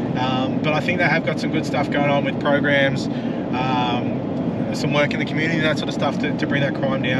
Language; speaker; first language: English; native; English